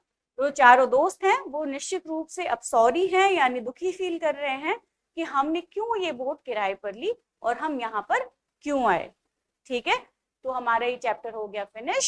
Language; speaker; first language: Hindi; native; Hindi